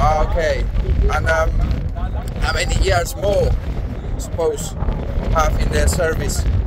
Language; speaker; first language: English; non-native, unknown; Spanish